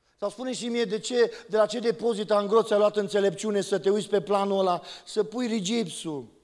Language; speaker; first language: Romanian; native; Romanian